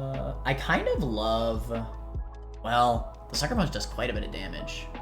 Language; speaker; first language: English; native; English